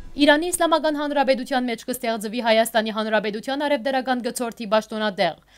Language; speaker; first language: Armenian; early bilingual, heritage; Armenian